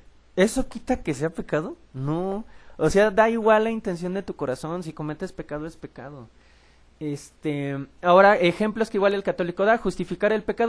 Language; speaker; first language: Spanish; native; Spanish